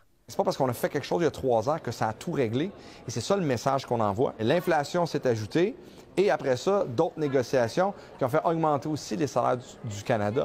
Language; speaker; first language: French; native; French